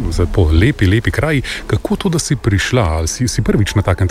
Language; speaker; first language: Slovenian; native; Slovenian